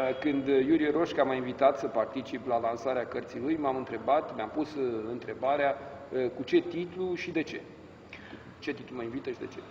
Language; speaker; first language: Romanian; early bilingual, heritage; Romanian